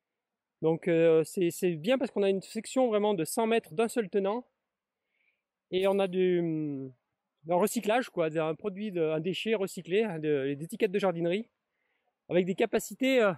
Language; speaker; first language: French; native; French